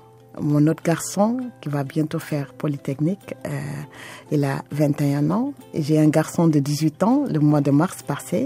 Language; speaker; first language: French; non-native, local second language; Wolof